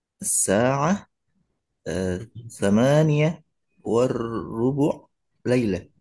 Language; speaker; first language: Arabic; non-native, learner; Indonesian